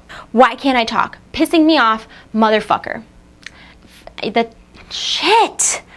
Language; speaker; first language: English; native; English